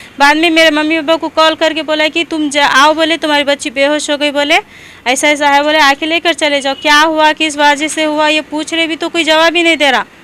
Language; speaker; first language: Hindi; native; Hindi